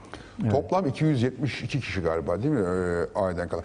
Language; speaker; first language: Turkish; native; Turkish